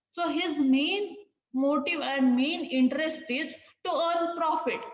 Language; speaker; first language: English; non-native, local second language; Kannada